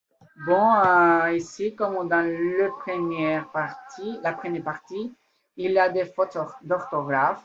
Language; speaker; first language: French; non-native, learner; Spanish